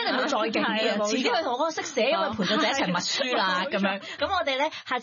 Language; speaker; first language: Cantonese; native; Cantonese